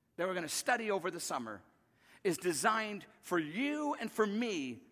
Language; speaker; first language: English; native; English